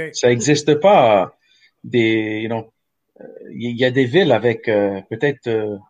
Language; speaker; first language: French; native; French